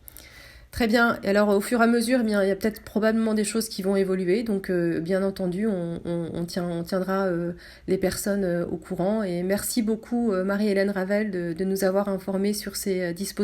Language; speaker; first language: French; native; French